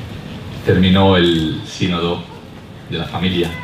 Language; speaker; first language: Spanish; native; Spanish